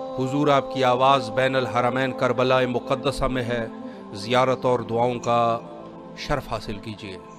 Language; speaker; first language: Urdu; native; Urdu